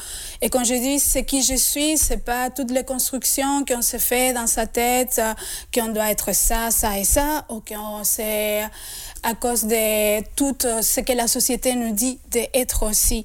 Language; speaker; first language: French; non-native, fluent; Spanish